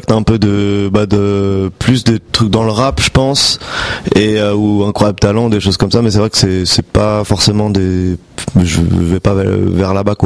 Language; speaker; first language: French; native; French